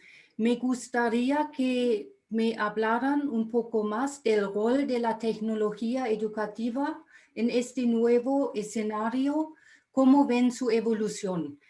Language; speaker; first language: Spanish; non-native, fluent; German